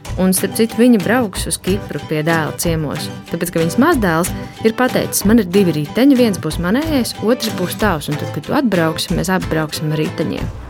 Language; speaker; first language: Latvian; native; Latvian